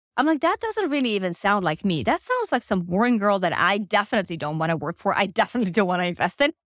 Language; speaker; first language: English; non-native, fluent; Finnish